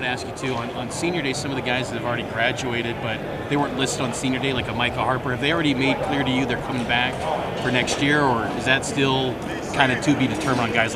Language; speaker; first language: English; native; English